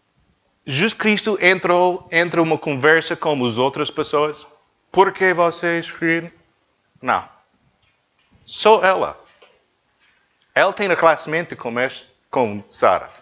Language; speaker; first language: Portuguese; non-native, learner; English